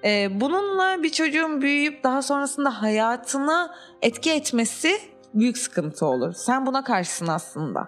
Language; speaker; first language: Turkish; native; Turkish